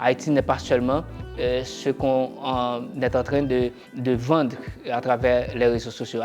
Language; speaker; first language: French; non-native, local second language; Haitian Creole